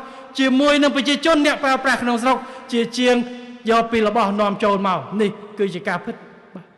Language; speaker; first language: Khmer; native; Khmer